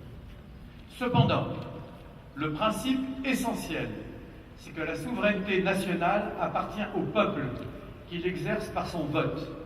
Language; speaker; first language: French; native; French